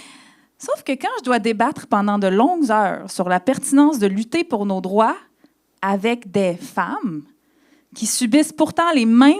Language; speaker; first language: French; native; French